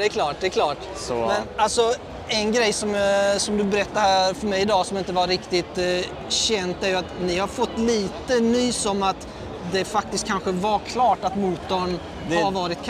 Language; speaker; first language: Swedish; native; Swedish